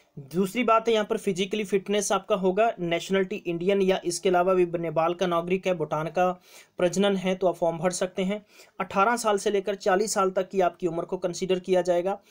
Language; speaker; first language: Hindi; non-native, local second language; Punjabi